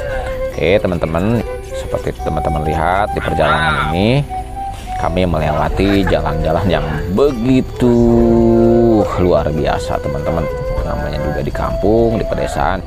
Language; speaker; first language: Indonesian; non-native, local second language; Sundanese